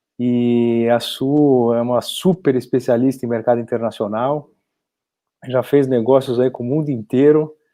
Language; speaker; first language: Portuguese; native; Portuguese